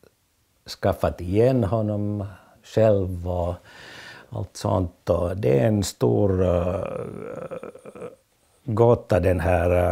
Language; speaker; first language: Swedish; non-native, fluent; Finnish